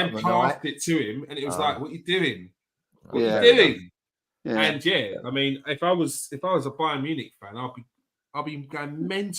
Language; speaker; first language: English; native; English